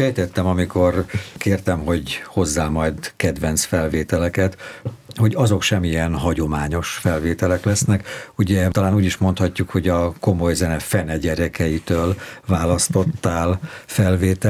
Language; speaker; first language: Hungarian; native; Hungarian